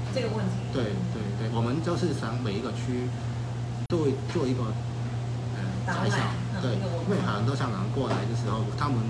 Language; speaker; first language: Chinese; non-native, fluent; Cantonese